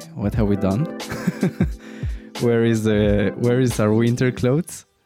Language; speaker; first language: English; non-native, fluent; Spanish